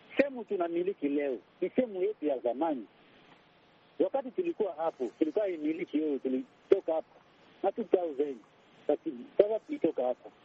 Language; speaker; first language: Swahili; non-native, local second language; Kinyarwanda